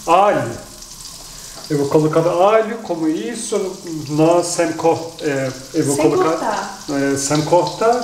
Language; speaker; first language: Portuguese; non-native, learner; Turkish